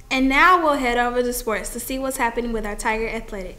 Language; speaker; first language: English; native; English